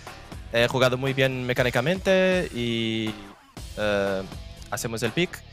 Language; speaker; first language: Spanish; non-native, learner; Portuguese